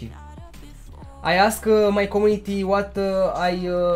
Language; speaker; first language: English; non-native, learner; Romanian